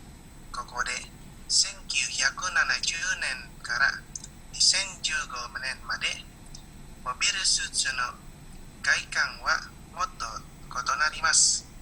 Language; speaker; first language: Japanese; non-native, learner; Indonesian